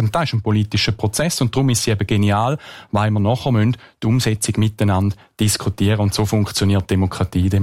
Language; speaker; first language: German; native; German